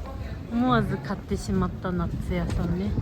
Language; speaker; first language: Japanese; native; Japanese